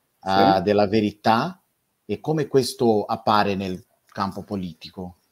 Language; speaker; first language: Italian; non-native, fluent; Portuguese